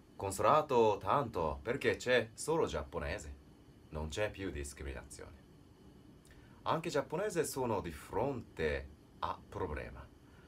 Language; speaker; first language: Italian; non-native, learner; Japanese